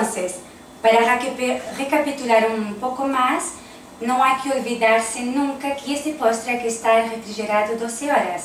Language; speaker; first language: Spanish; native; Spanish